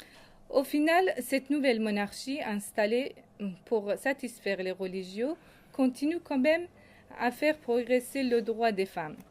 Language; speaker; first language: French; non-native, fluent; Persian